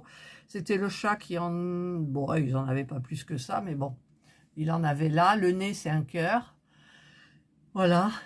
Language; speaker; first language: French; native; French